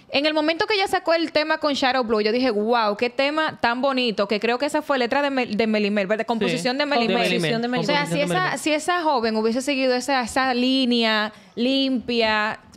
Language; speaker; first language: Spanish; native; Spanish